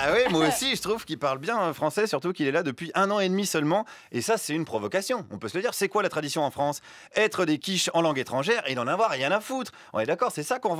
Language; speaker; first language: French; native; French